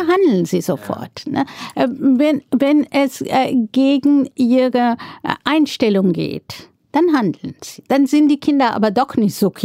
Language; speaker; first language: German; non-native, fluent; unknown